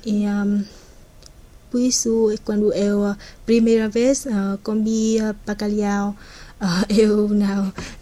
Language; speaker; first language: Portuguese; non-native, learner; Vietnamese